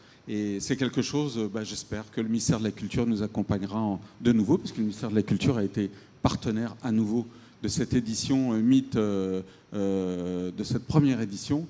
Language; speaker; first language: French; native; French